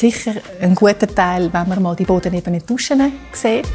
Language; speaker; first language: German; native; German